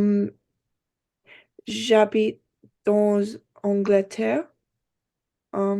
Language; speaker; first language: French; non-native, learner; English